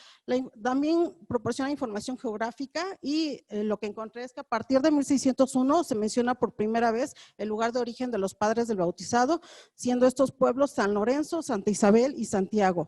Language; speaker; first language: Spanish; native; Spanish